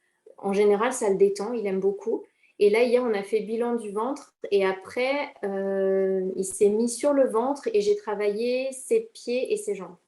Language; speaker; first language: French; native; French